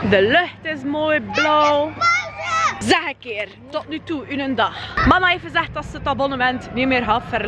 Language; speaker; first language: Dutch; native; Dutch